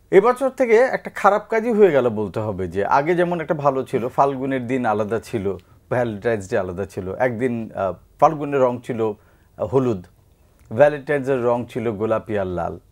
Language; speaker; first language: Bangla; native; Bangla